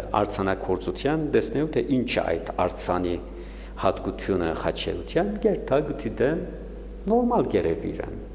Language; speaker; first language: Armenian; native; Armenian